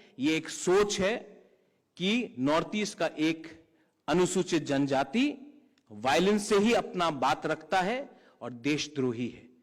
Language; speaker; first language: Hindi; non-native, local second language; Kok Borok